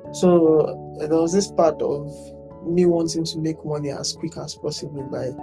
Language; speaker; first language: English; non-native, local second language; Yoruba